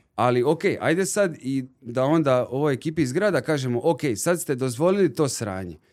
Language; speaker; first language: Serbian; native; Serbian